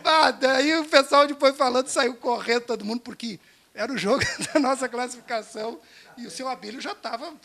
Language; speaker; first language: Portuguese; native; Portuguese